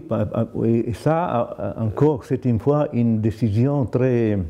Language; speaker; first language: French; non-native, fluent; Italian